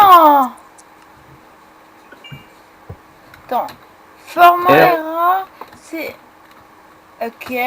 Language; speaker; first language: French; native; French